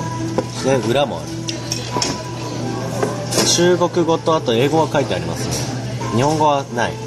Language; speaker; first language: Japanese; non-native, fluent; Korean